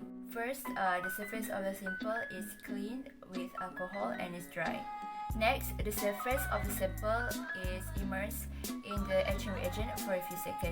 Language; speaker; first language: English; non-native, local second language; Malay